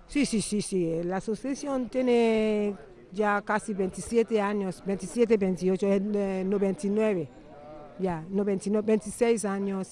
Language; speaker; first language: Spanish; non-native, learner; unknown